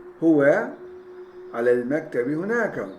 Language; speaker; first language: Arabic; non-native, fluent; Turkish